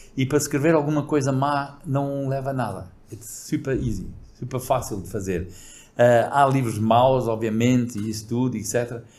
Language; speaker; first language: Portuguese; early bilingual, other home language; English